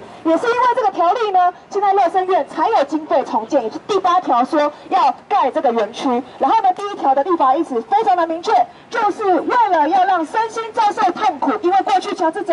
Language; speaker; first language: Chinese; native; Chinese